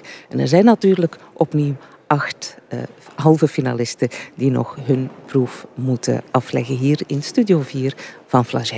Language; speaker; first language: Dutch; native; Dutch